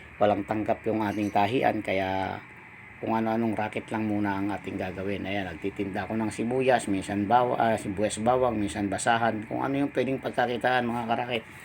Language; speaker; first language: Filipino; native; Filipino